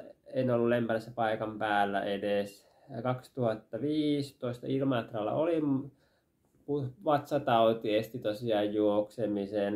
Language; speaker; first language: Finnish; native; Finnish